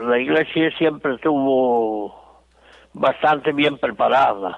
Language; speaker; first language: Spanish; non-native, local second language; Galician